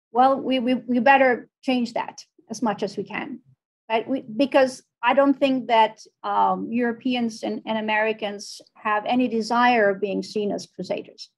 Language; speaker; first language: English; non-native, fluent; Arabic